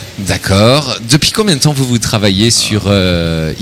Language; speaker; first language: French; native; French